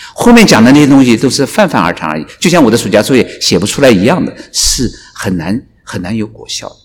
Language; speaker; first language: Chinese; native; Chinese